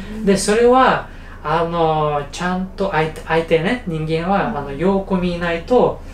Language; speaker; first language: Japanese; non-native, fluent; Russian